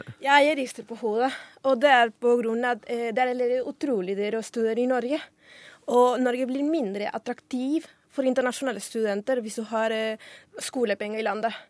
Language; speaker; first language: Norwegian; non-native, fluent; Spanish